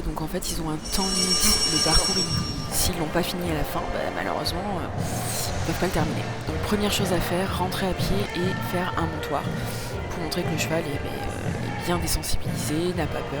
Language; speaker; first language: French; native; French